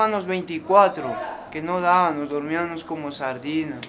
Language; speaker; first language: Spanish; native; Spanish